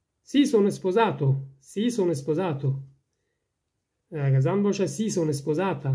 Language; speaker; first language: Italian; non-native, learner; Persian